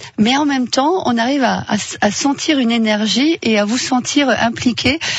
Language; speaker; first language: French; native; French